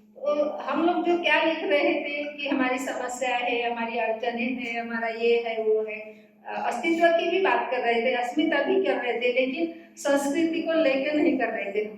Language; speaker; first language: Hindi; non-native, local second language; Gondi